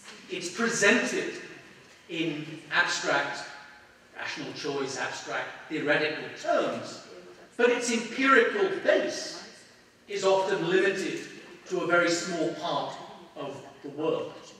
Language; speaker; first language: English; native; English